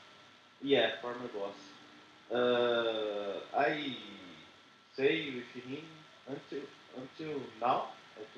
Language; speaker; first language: English; non-native, learner; Portuguese